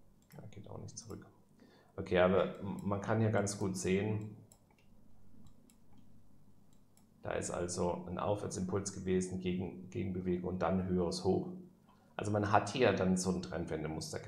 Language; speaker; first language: German; native; German